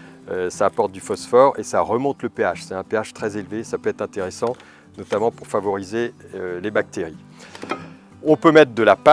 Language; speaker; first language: French; native; French